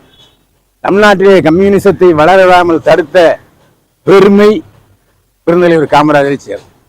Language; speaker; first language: Tamil; native; Tamil